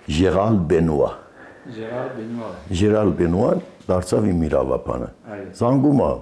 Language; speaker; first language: Armenian; early bilingual, heritage; Arabic